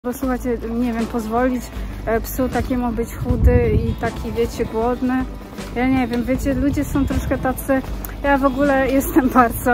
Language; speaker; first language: Polish; native; Polish